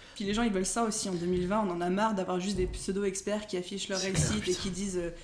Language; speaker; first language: French; native; French